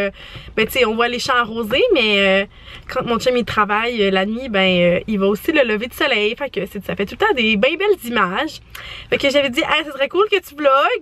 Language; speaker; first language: French; native; French